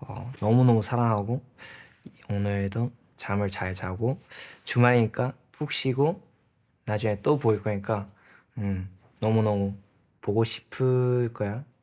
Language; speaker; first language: Korean; early bilingual, heritage; English